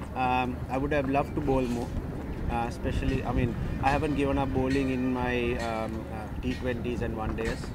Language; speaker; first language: English; non-native, local second language; Sinhala